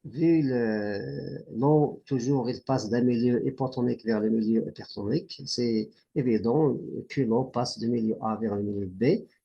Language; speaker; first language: French; non-native, local second language; Arabic